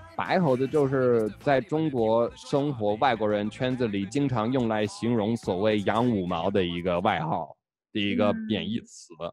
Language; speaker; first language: Chinese; non-native, fluent; English